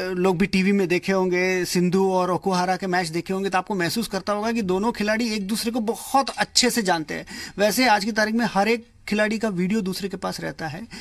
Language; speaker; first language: Hindi; non-native, local second language; Kannada